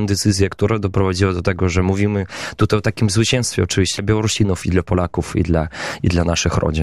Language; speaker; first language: Polish; non-native, local second language; Belarusian